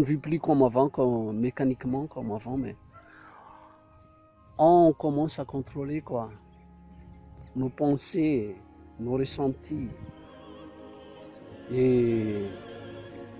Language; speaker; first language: French; non-native, local second language; Malagasy